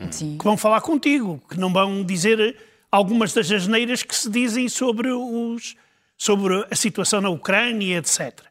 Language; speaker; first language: Portuguese; native; Portuguese